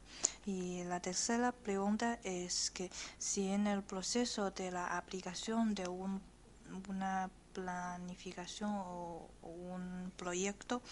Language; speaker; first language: Spanish; non-native, fluent; Chinese